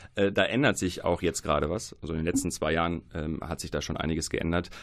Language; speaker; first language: German; early bilingual, other home language; Arabic